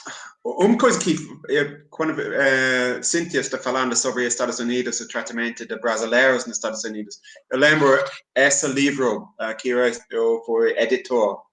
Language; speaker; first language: Portuguese; non-native, fluent; English